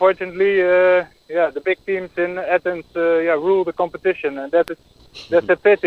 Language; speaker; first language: English; non-native, fluent; Dutch